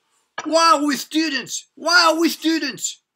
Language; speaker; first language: English; non-native, fluent; Korean